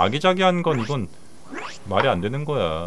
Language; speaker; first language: Korean; native; Korean